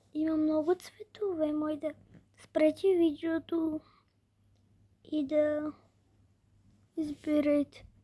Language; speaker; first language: Bulgarian; early bilingual, heritage; Bulgarian